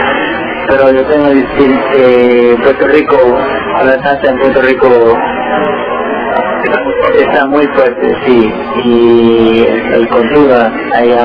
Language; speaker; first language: Spanish; early bilingual, heritage; Spanish